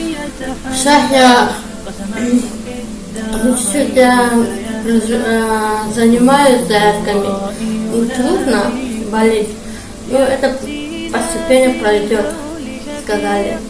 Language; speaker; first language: Russian; non-native, local second language; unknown